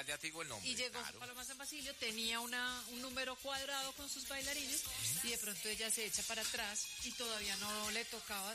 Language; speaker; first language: Spanish; native; Spanish